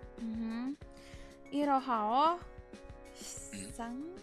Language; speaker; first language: Japanese; non-native, learner; English